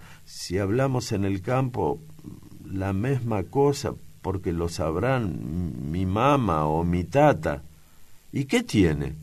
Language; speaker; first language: Spanish; native; Spanish